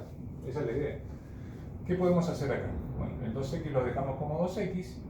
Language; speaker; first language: Spanish; native; Spanish